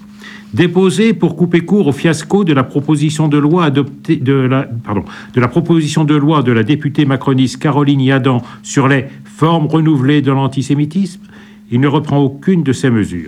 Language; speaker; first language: French; native; French